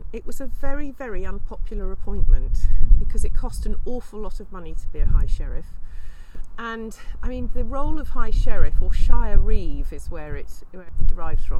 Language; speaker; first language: English; native; English